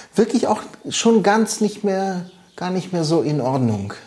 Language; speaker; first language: German; native; German